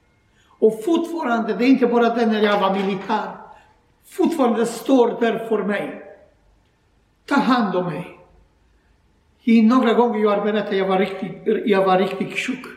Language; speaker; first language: Swedish; non-native, learner; Croatian